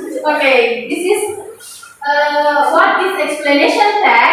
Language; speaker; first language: English; non-native, learner; Indonesian